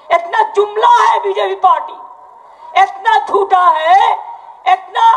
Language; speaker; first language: Hindi; non-native, local second language; Bangla